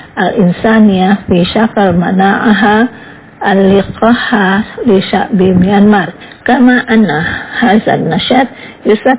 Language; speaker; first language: Arabic; non-native, fluent; Indonesian